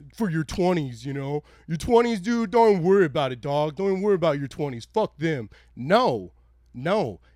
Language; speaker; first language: English; native; English